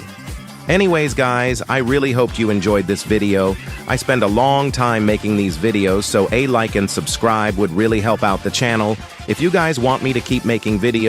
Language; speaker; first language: English; native; English